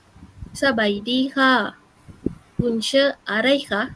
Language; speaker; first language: Thai; non-native, learner; Malay